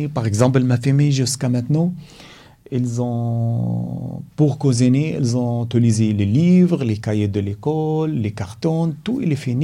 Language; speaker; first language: French; non-native, fluent; Arabic